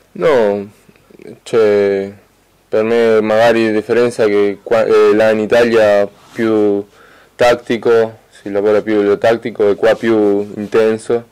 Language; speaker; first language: Italian; non-native, fluent; Spanish